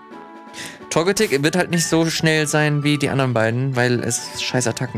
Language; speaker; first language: German; native; German